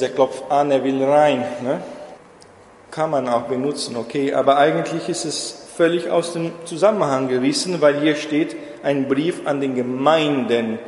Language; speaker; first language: German; non-native, fluent; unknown